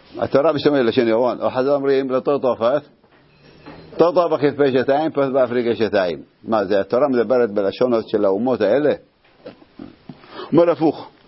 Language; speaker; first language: Hebrew; native; Hebrew